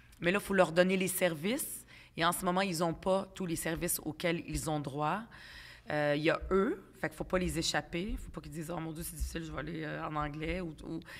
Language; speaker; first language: French; early bilingual, other home language; Arabic